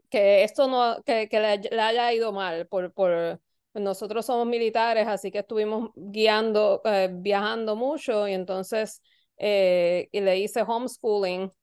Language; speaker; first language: Spanish; native; Spanish